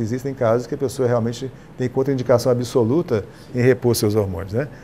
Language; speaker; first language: Portuguese; native; Portuguese